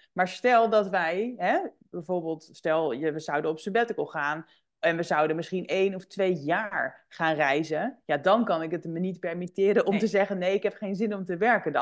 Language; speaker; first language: Dutch; native; Dutch